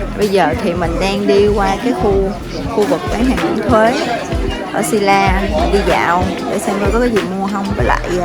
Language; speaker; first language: Vietnamese; native; Vietnamese